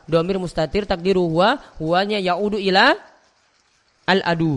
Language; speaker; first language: Arabic; non-native, fluent; Indonesian